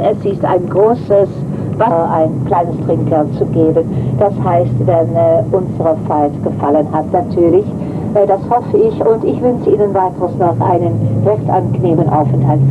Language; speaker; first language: German; non-native, fluent; Dutch